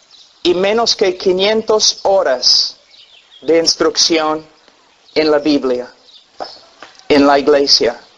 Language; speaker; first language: Spanish; non-native, fluent; English